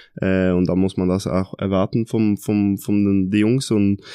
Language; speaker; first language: German; non-native, fluent; Norwegian